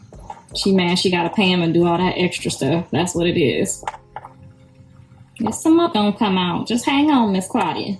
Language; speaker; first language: English; native; English